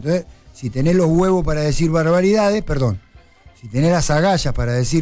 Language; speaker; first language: Spanish; native; Spanish